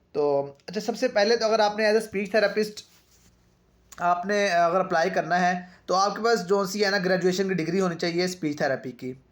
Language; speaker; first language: Urdu; non-native, local second language; Punjabi